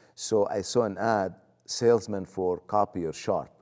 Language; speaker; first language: English; non-native, fluent; Arabic